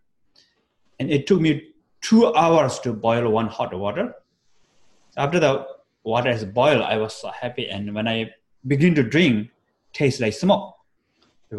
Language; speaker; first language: English; non-native, fluent; Tibetan